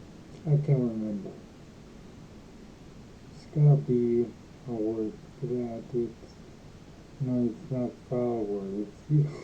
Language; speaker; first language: English; non-native, learner; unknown